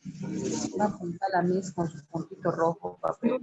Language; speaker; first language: Spanish; native; Spanish